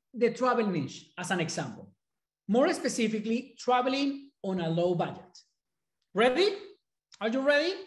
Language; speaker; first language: English; non-native, fluent; Spanish